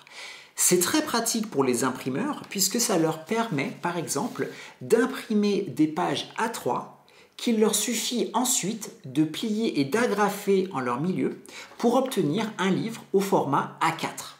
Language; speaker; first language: French; native; French